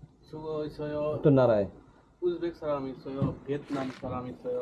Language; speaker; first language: Korean; non-native, learner; Bangla